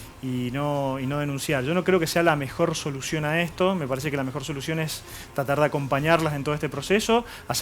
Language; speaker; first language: Spanish; native; Spanish